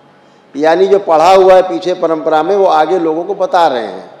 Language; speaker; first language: Hindi; native; Hindi